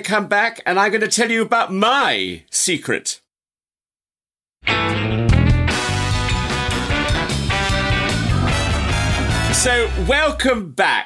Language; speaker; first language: English; native; English